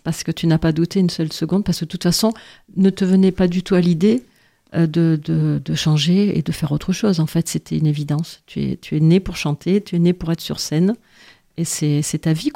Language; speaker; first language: French; native; French